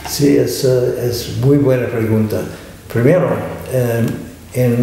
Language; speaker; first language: Spanish; non-native, fluent; English